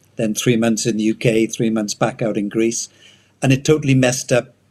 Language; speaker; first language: English; native; English